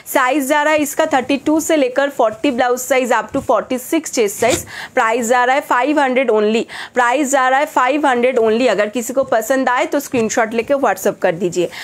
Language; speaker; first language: Hindi; non-native, local second language; Bangla